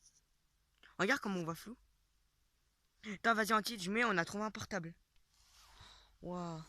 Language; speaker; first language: French; native; French